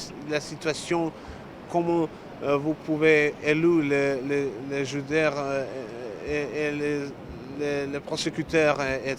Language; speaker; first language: French; non-native, learner; Serbian